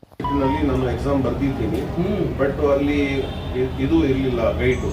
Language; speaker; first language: Kannada; non-native, local second language; Urdu